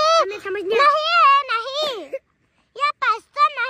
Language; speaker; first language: Hindi; non-native, local second language; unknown